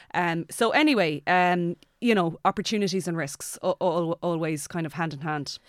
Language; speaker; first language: English; native; English